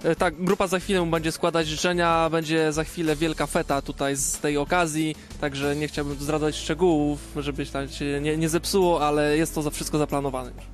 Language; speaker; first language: Polish; native; Polish